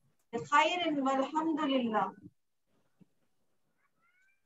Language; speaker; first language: Arabic; non-native, learner; Urdu